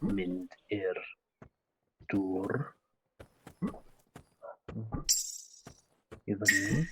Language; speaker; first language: Welsh; non-native, learner; English